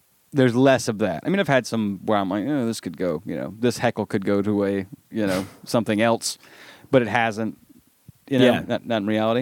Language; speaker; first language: English; native; English